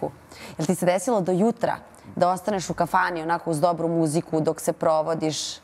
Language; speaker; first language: Bosnian; native; Bosnian